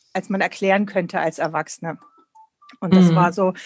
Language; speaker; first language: German; non-native, fluent; Polish